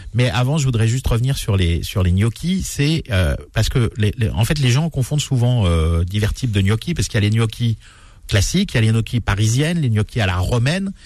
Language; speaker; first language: French; native; French